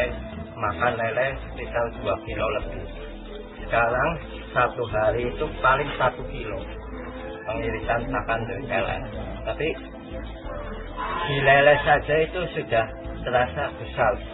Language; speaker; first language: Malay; non-native, local second language; Javanese